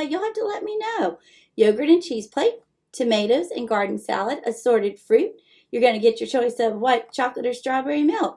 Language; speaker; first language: English; native; English